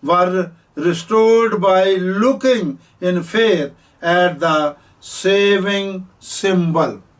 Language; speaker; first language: English; non-native, local second language; Punjabi